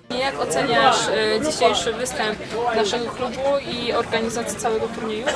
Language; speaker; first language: Polish; native; Polish